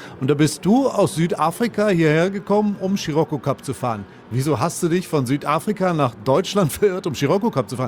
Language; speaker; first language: German; native; German